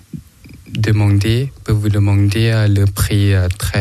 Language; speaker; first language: French; non-native, learner; Thai